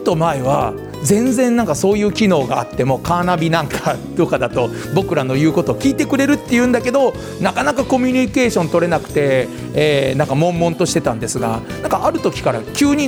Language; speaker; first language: Japanese; native; Japanese